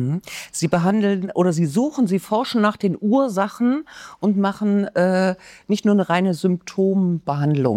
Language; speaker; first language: German; native; German